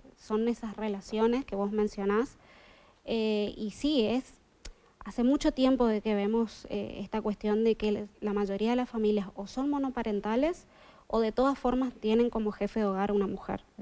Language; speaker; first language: Spanish; native; Spanish